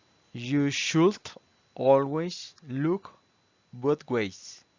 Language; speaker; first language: English; non-native, fluent; Spanish